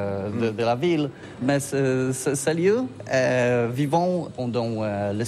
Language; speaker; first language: French; non-native, learner; Polish